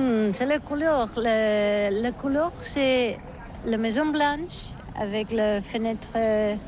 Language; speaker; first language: French; non-native, learner; Catalan